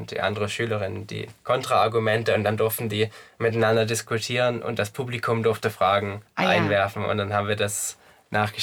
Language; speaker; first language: German; native; German